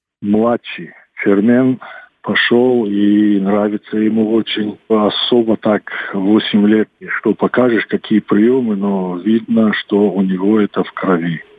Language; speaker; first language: Russian; non-native, local second language; Ossetic